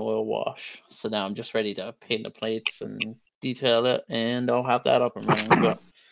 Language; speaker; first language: English; native; English